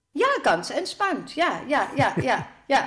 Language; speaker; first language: German; non-native, fluent; Dutch